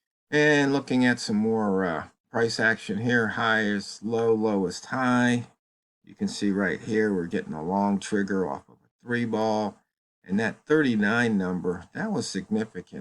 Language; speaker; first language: English; native; English